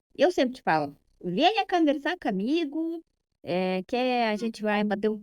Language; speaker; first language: Portuguese; non-native, fluent; Russian